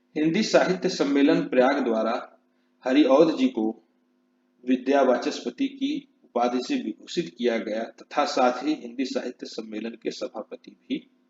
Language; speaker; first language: Hindi; native; Hindi